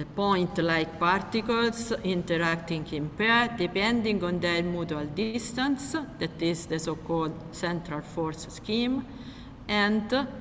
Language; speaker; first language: English; non-native, fluent; Italian